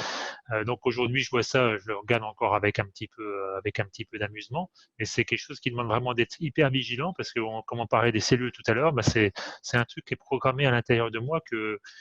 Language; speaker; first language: French; native; French